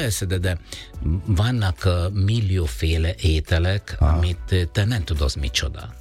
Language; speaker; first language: Hungarian; non-native, fluent; Italian